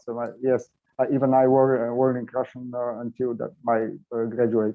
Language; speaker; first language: English; non-native, learner; Bulgarian